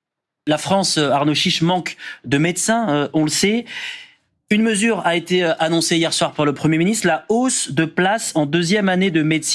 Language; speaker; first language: French; native; French